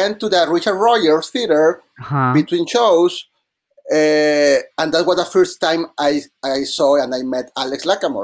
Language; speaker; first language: English; non-native, fluent; Spanish